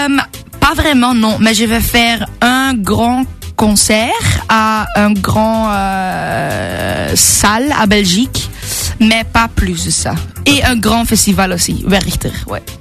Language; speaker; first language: French; non-native, local second language; Dutch